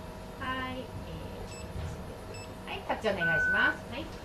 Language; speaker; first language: Japanese; native; Japanese